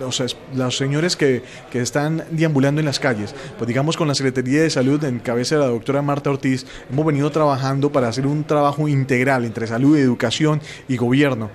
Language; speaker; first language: Spanish; native; Spanish